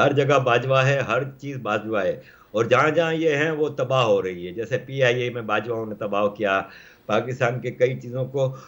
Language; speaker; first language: Urdu; native; Urdu